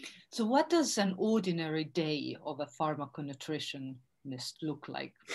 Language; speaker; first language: English; non-native, fluent; Estonian